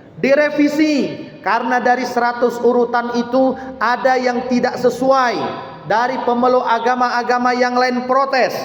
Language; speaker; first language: Malay; native; Malay